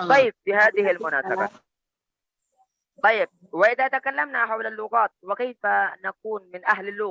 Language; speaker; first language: Arabic; non-native, fluent; Indonesian